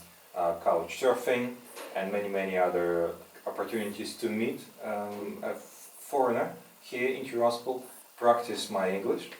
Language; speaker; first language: English; non-native, fluent; Russian